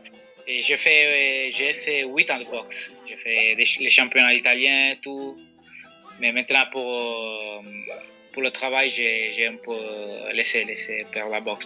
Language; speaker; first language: French; non-native, fluent; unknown